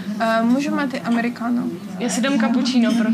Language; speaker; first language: Czech; non-native, learner; Ukrainian